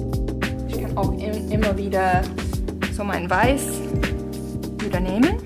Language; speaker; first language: German; non-native, fluent; English